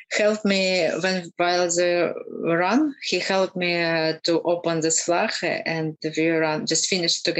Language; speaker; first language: English; non-native, learner; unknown